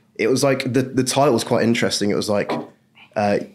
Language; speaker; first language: English; native; English